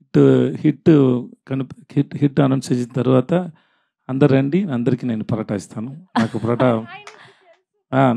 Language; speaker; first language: Telugu; non-native, learner; Tamil